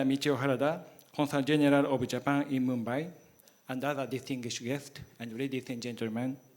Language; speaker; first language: English; non-native, learner; Japanese